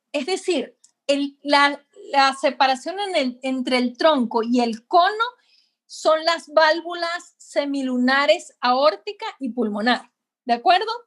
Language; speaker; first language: Spanish; native; Spanish